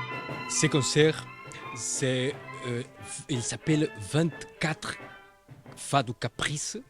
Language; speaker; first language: French; non-native, learner; Portuguese